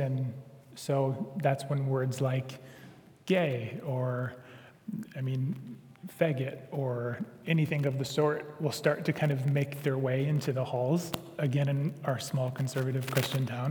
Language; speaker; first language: English; native; English